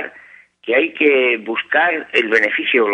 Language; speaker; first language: Spanish; native; Spanish